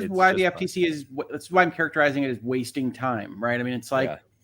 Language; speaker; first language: English; native; English